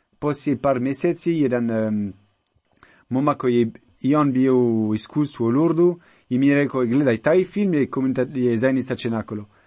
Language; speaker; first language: Croatian; non-native, learner; French